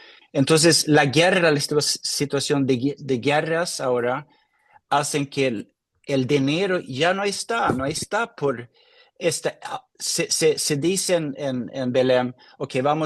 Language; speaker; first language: Spanish; non-native, fluent; Swedish